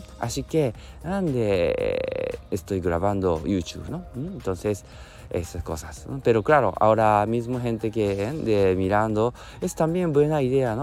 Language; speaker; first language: Spanish; non-native, learner; Japanese